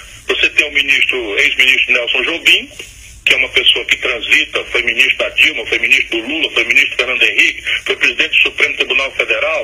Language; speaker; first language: Portuguese; native; Portuguese